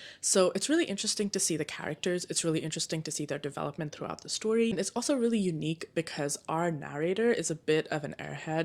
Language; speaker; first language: English; native; English